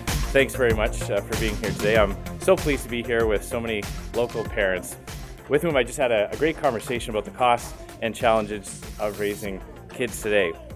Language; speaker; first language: English; native; English